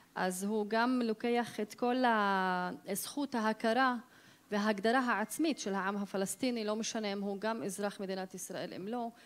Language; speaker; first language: Hebrew; non-native, local second language; Arabic